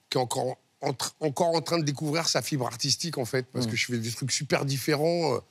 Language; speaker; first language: French; native; French